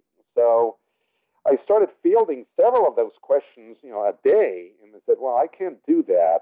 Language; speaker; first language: English; non-native, fluent; Spanish